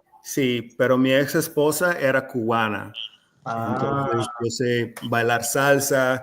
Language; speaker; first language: Spanish; non-native, fluent; English